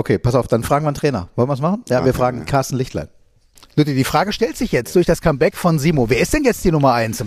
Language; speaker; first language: German; native; German